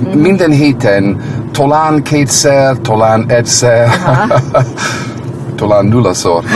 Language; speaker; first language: Hungarian; non-native, learner; English